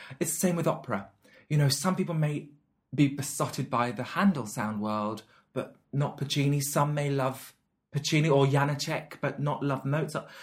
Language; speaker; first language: English; native; English